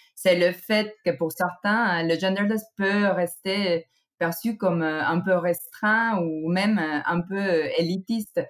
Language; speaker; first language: French; non-native, fluent; Spanish